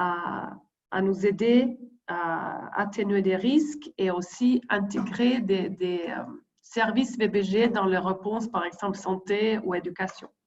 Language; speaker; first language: French; non-native, fluent; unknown